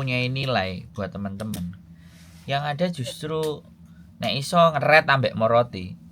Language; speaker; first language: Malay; non-native, local second language; Javanese